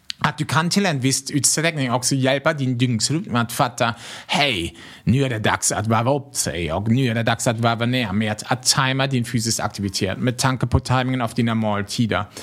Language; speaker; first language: Swedish; non-native, fluent; German